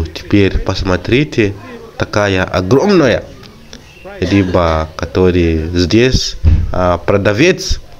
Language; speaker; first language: Russian; non-native, fluent; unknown